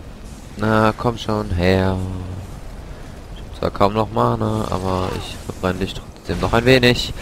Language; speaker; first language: German; native; German